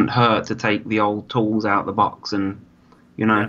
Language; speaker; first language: English; native; English